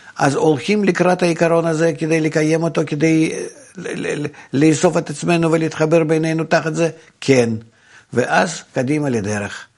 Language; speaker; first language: Hebrew; non-native, fluent; Russian